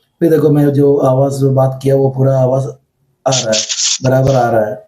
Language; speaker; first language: Hindi; non-native, local second language; Malayalam